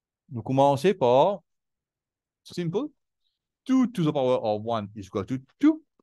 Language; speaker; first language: French; non-native, local second language; Morisyen